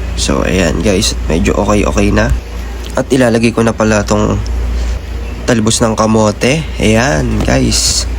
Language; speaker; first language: Filipino; native; Filipino